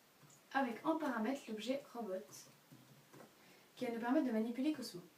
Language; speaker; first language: French; native; French